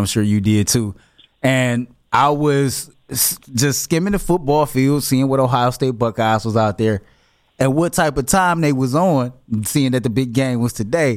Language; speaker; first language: English; native; English